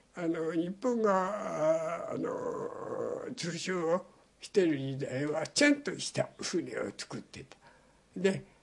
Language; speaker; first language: Japanese; native; Japanese